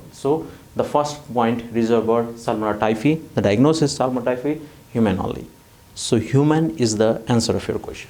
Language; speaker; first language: English; non-native, fluent; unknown